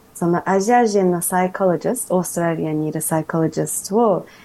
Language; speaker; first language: Japanese; early bilingual, heritage; English